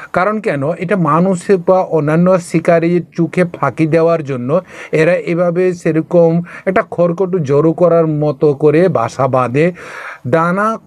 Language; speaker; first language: Bangla; non-native, local second language; Kok Borok